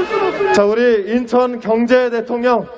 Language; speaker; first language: Korean; native; Korean